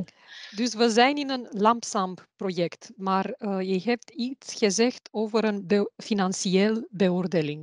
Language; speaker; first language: Dutch; non-native, learner; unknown